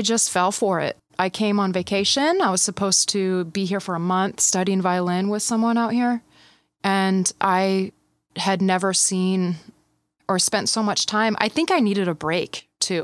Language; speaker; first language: English; native; English